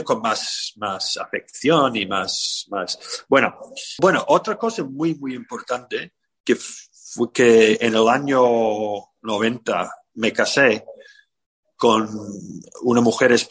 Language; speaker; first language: Spanish; non-native, fluent; English